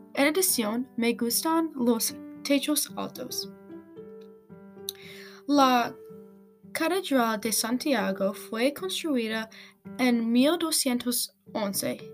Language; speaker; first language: Spanish; non-native, learner; English